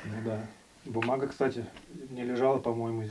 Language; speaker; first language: Russian; native; Russian